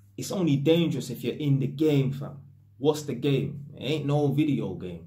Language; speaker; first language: English; native; English